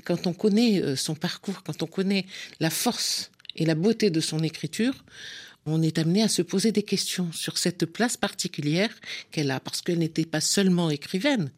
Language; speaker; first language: French; non-native, local second language; Arabic